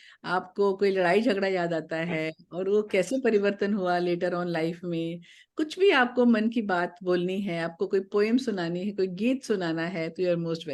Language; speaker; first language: Hindi; native; Hindi